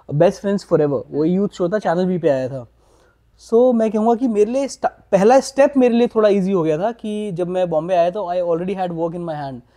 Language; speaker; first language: Hindi; native; Hindi